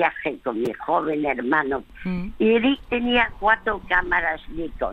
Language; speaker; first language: Spanish; early bilingual, other home language; French